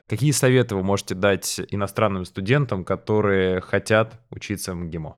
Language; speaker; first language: Russian; native; Russian